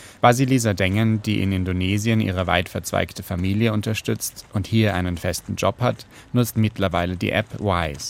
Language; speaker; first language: German; native; German